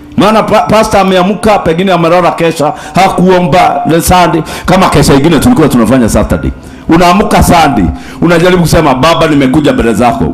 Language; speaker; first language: Swahili; native; Swahili